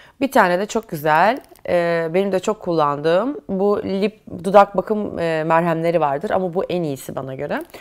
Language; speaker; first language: Turkish; native; Turkish